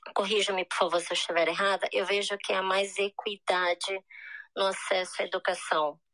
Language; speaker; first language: Portuguese; native; Portuguese